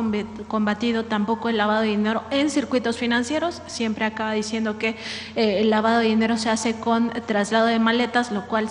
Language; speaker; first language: Spanish; native; Spanish